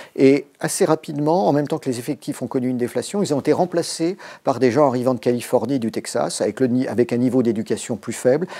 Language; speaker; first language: French; native; French